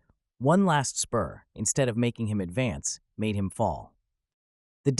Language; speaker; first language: English; native; English